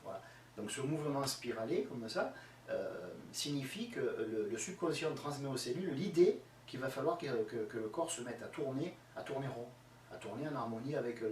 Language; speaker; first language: French; native; French